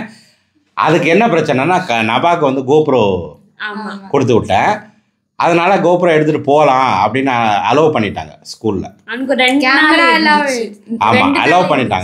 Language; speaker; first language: Tamil; native; Tamil